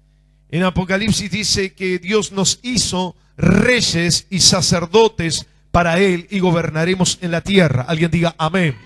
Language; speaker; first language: Spanish; native; Spanish